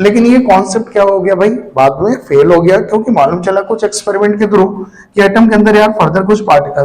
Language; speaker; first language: Hindi; native; Hindi